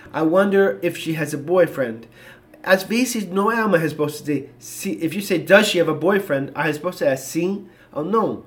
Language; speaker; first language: Portuguese; non-native, fluent; English